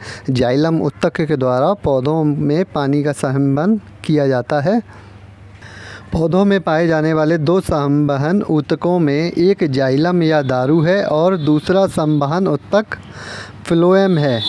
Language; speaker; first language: Hindi; native; Hindi